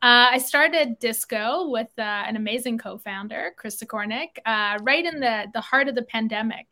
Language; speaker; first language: English; native; English